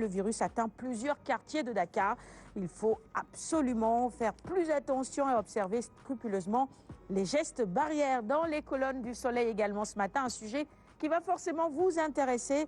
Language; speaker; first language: French; non-native, local second language; Wolof